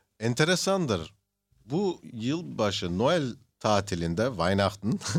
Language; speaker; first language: Turkish; early bilingual, heritage; Turkish